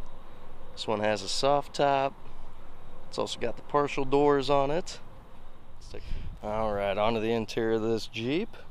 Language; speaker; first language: English; native; English